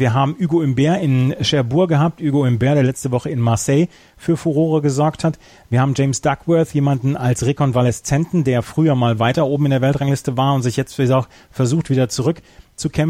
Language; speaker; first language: German; native; German